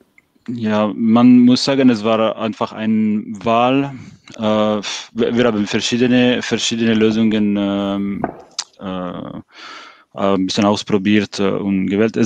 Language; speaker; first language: German; non-native, fluent; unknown